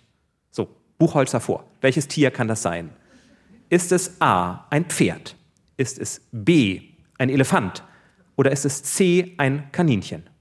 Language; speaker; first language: German; native; German